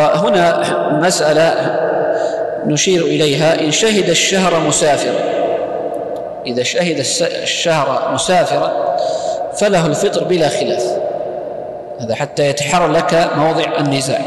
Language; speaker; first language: Arabic; native; Arabic